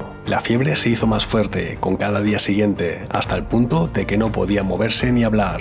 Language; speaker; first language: Spanish; native; Spanish